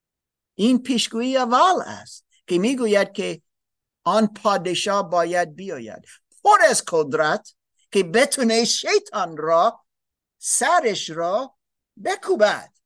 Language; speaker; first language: Persian; non-native, fluent; English